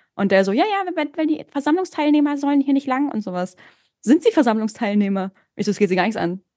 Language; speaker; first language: German; native; German